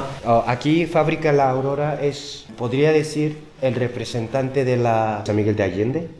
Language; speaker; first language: Spanish; non-native, fluent; Korean